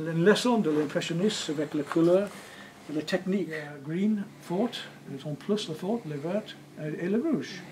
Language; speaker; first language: French; non-native, learner; English